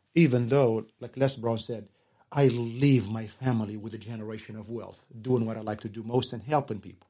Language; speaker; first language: English; non-native, fluent; Arabic